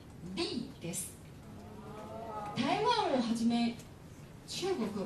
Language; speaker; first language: Japanese; non-native, fluent; Chinese